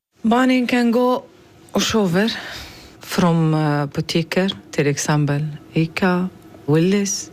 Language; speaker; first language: Swedish; non-native, learner; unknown